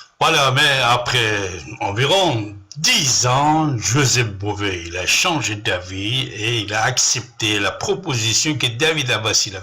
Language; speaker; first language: French; non-native, fluent; Persian